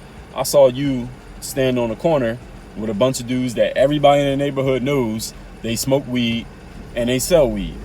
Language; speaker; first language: English; native; English